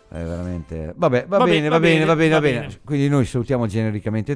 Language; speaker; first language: Italian; native; Italian